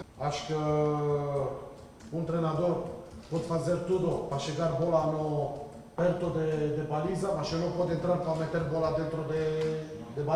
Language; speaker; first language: Portuguese; non-native, learner; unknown